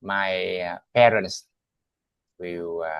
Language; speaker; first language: English; non-native, learner; Vietnamese